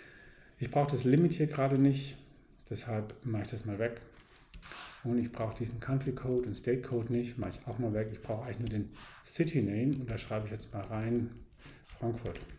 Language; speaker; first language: German; native; German